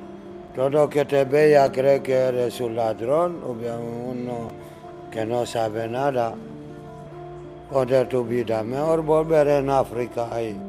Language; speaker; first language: Spanish; non-native, learner; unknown